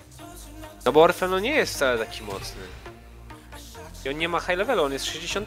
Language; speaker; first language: Polish; native; Polish